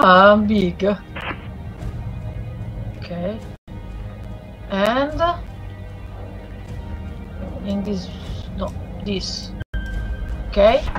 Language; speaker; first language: English; non-native, learner; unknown